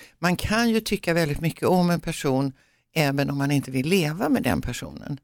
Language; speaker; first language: Swedish; native; Swedish